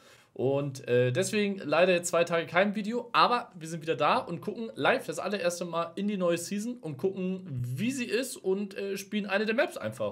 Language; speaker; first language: German; native; German